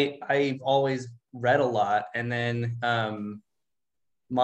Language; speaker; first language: English; native; English